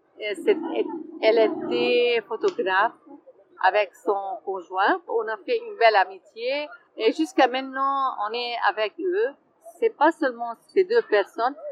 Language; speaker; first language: French; non-native, fluent; Arabic